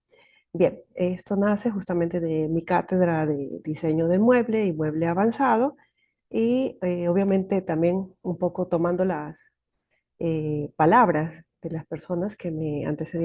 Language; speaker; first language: Spanish; native; Spanish